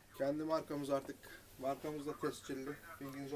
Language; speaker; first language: Turkish; non-native, learner; Ukrainian